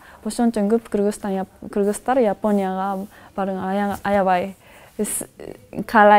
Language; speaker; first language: Kyrgyz; non-native, fluent; Japanese